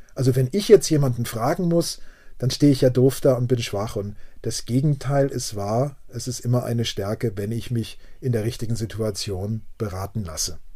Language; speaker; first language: German; native; German